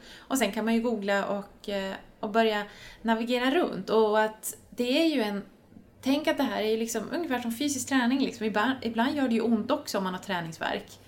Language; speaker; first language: Swedish; native; Swedish